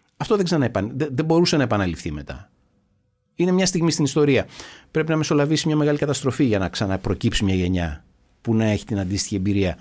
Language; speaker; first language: Greek; native; Greek